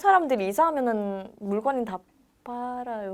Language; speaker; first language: Korean; non-native, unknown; Indonesian